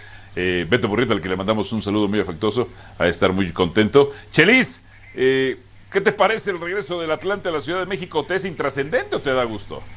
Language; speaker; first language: Spanish; native; Spanish